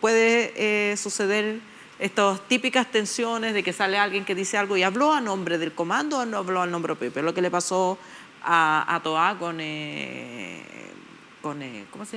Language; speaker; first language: Spanish; native; Spanish